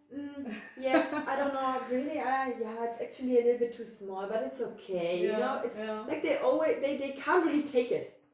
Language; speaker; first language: English; non-native, fluent; German